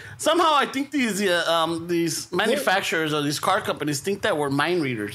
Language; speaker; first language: English; early bilingual, other home language; Spanish